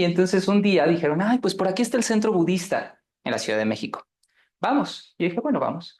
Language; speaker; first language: Spanish; native; Spanish